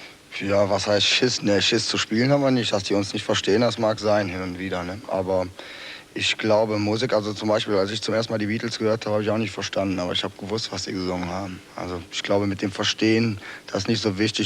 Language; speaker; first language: German; native; German